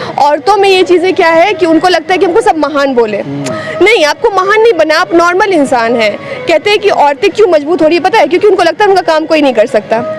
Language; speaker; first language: Hindi; native; Hindi